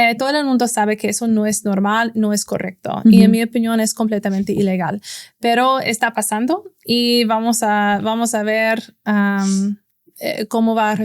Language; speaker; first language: Spanish; non-native, fluent; English